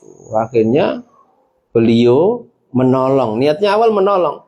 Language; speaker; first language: Indonesian; native; Indonesian